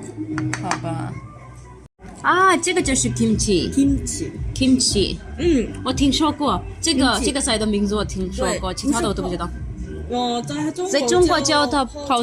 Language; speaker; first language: Chinese; non-native, fluent; Urdu